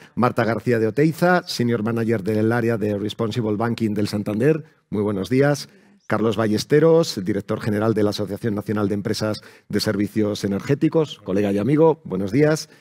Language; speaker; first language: Spanish; native; Spanish